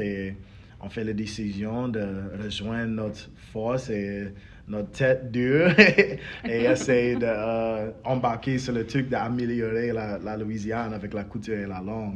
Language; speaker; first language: French; early bilingual, heritage; English